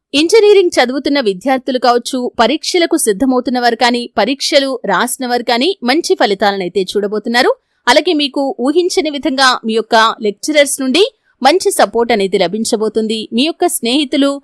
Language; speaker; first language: Telugu; native; Telugu